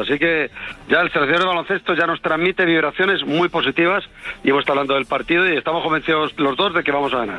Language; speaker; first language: Spanish; native; Spanish